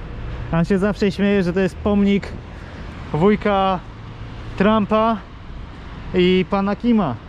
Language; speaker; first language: Polish; native; Polish